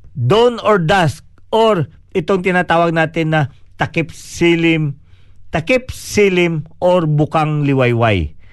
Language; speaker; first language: Filipino; non-native, local second language; Cebuano